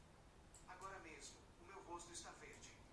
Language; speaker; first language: Portuguese; non-native, learner; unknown